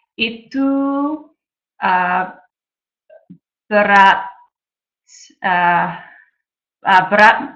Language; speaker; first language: Indonesian; non-native, learner; English